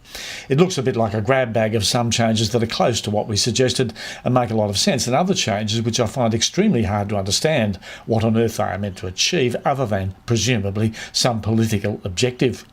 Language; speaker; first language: English; native; English